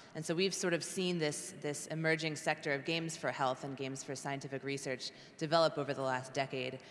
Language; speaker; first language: English; native; English